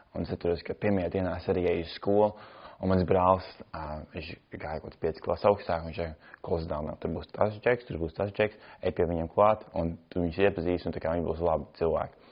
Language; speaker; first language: Latvian; native; Latvian